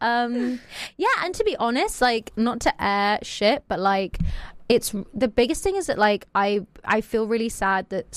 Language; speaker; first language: English; native; English